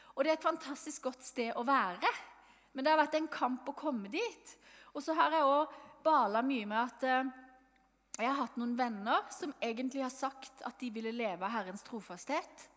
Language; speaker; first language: Norwegian; native; Norwegian